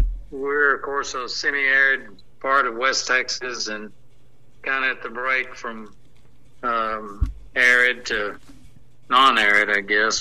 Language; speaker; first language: English; native; English